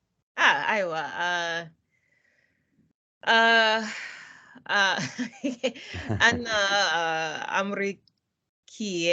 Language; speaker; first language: Arabic; non-native, learner; English